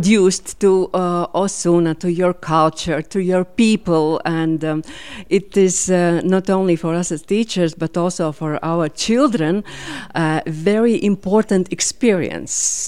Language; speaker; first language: English; non-native, fluent; Latvian